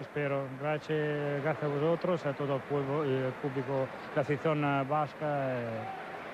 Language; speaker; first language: Spanish; non-native, learner; Italian